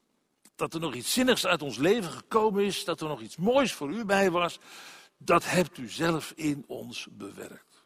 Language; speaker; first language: Dutch; native; Dutch